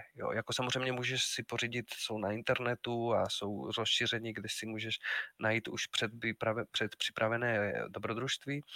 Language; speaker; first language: Czech; non-native, fluent; Spanish